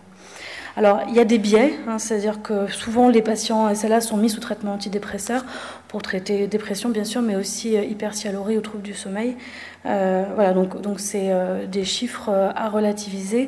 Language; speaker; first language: French; native; French